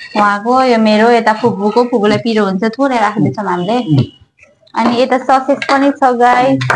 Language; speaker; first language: Nepali; non-native, local second language; Gurung